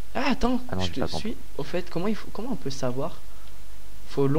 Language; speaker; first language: French; native; French